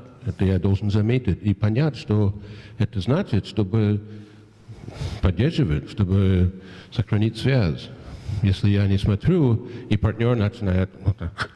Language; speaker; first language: Russian; non-native, fluent; English